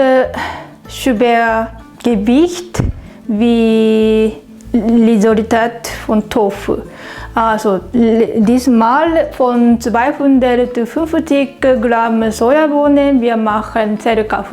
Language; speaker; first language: German; non-native, learner; Japanese